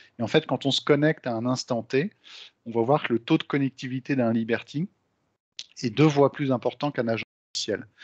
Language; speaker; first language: French; native; French